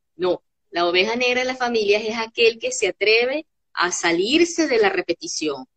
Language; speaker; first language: Spanish; native; Spanish